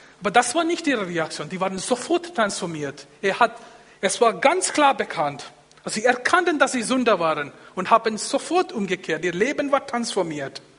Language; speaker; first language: German; non-native, fluent; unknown